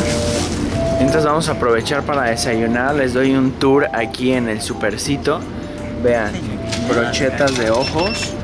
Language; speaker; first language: Spanish; native; Spanish